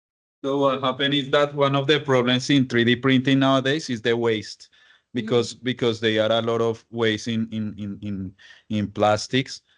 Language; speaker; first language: English; non-native, fluent; Spanish